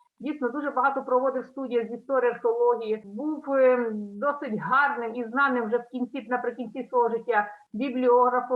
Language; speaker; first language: Ukrainian; native; Ukrainian